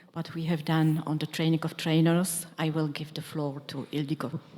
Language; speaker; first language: English; non-native, fluent; Czech